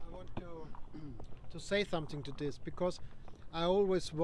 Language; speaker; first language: English; non-native, fluent; German